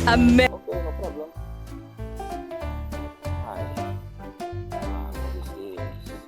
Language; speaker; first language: English; non-native, learner; Indonesian